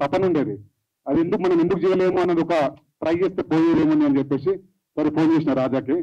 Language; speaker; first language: Telugu; native; Telugu